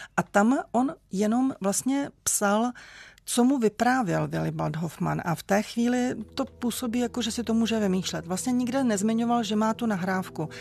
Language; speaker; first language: Czech; native; Czech